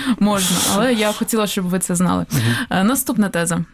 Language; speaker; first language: Ukrainian; native; Ukrainian